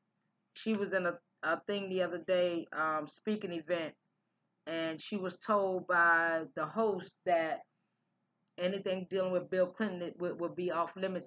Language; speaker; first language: English; native; English